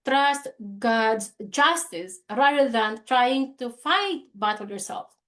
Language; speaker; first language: English; non-native, local second language; Filipino